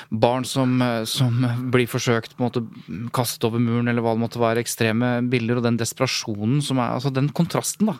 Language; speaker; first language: Norwegian; native; Norwegian